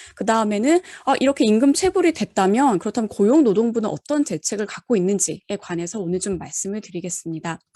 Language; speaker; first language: Korean; native; Korean